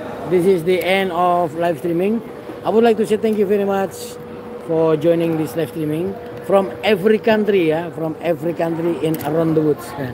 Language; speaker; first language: English; non-native, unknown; Indonesian